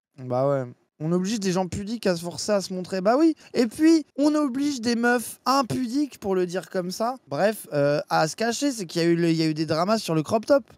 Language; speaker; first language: French; native; French